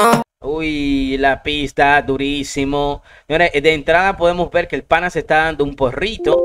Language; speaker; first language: Spanish; native; Spanish